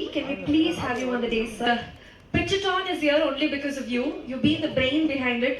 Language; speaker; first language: English; non-native, local second language; Tamil